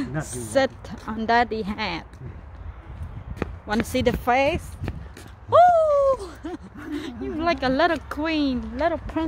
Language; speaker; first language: English; non-native, fluent; Vietnamese